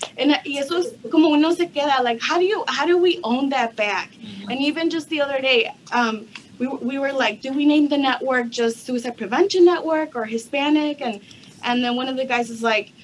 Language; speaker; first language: English; native; English